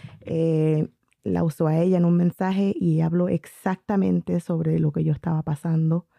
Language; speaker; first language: Spanish; early bilingual, heritage; Spanish